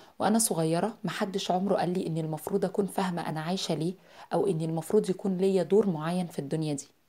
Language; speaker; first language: Egyptian Arabic; native; Egyptian Arabic